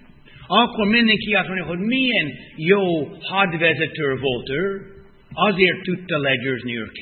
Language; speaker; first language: Hungarian; non-native, fluent; English